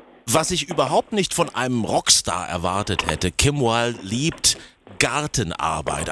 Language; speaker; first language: German; native; German